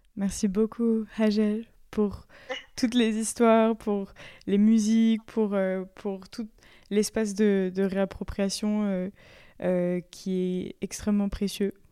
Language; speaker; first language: French; native; French